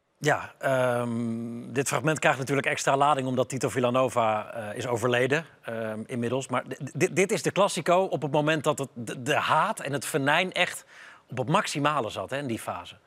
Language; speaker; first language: Dutch; native; Dutch